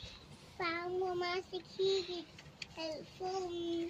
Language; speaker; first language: Danish; early bilingual, other home language; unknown